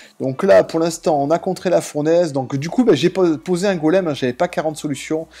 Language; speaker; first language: French; native; French